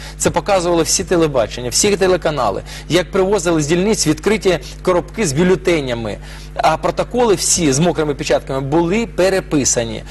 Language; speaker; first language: Ukrainian; non-native, local second language; Russian